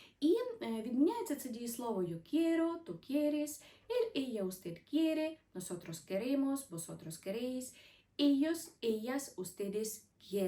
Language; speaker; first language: Spanish; non-native, fluent; Ukrainian